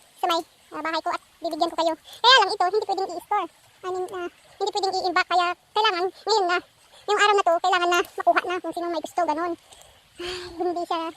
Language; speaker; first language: Filipino; non-native, local second language; Iloko